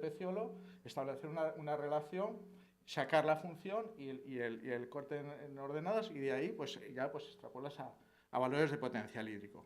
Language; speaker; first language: Spanish; native; Spanish